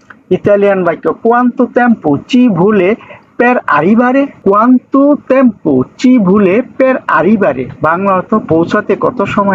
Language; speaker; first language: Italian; non-native, learner; Bangla